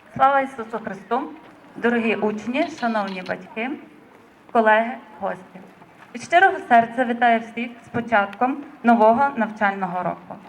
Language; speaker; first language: Ukrainian; native; Ukrainian